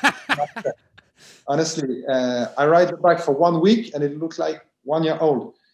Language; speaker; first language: English; non-native, fluent; French